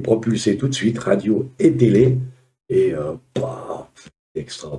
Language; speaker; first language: French; native; French